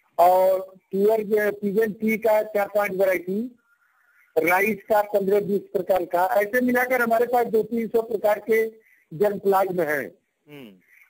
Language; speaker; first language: Hindi; native; Hindi